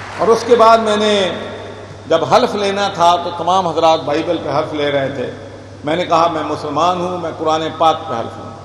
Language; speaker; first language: Urdu; non-native, local second language; Punjabi